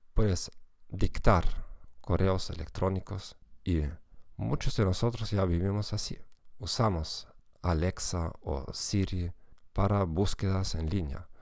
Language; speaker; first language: Spanish; non-native, fluent; German